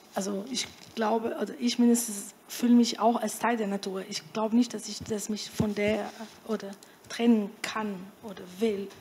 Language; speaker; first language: German; non-native, fluent; Portuguese